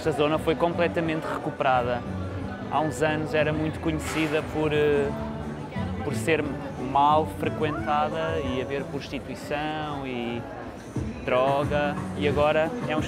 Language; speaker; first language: Portuguese; native; Portuguese